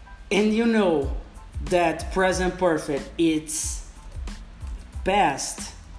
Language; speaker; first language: English; non-native, fluent; Portuguese